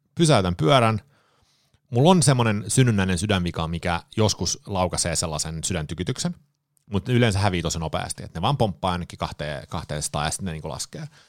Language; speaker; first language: Finnish; early bilingual, heritage; Finnish